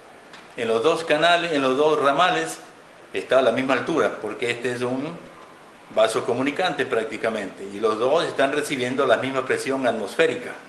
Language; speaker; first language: Spanish; native; Spanish